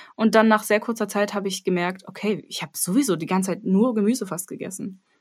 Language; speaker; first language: German; early bilingual, other home language; Armenian